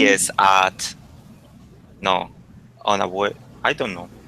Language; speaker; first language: English; non-native, learner; Spanish